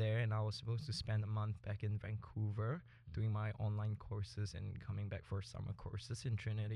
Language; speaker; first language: English; early bilingual, other home language; Spanish